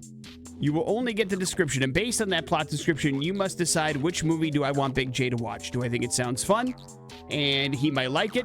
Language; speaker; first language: English; native; English